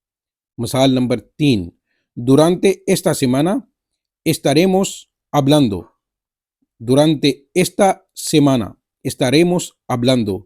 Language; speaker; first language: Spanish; non-native, fluent; Urdu